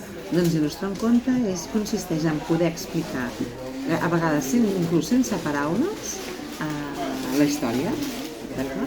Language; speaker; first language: Catalan; native; Catalan